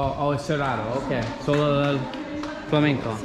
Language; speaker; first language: Spanish; non-native, learner; English